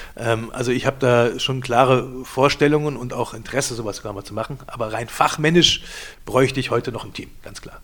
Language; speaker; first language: German; native; German